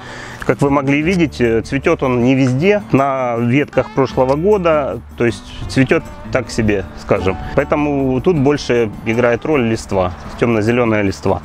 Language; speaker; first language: Russian; native; Russian